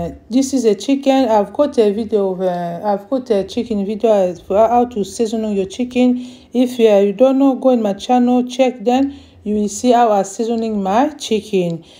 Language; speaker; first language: English; non-native, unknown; Lingala